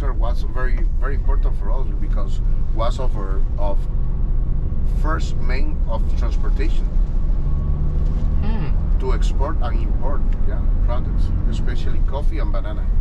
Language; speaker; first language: English; non-native, fluent; Spanish